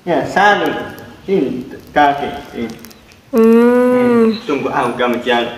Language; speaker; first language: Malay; non-native, learner; Chinese